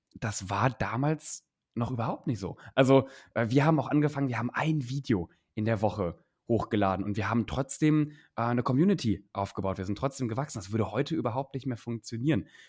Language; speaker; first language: German; native; German